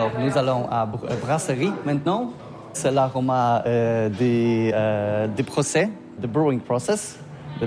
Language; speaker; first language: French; non-native, learner; Polish